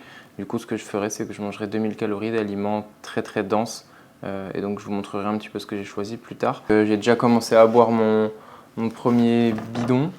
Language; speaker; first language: French; native; French